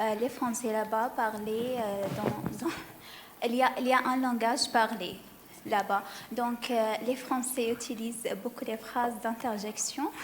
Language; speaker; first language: French; non-native, learner; Arabic